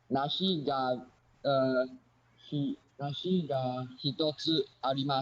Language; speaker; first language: Japanese; non-native, learner; English